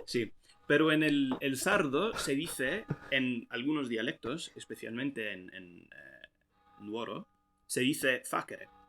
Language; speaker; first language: Spanish; non-native, fluent; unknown